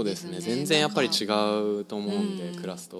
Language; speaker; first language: Japanese; native; Japanese